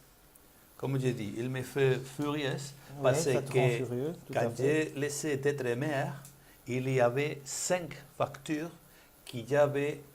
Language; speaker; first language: French; non-native, learner; Spanish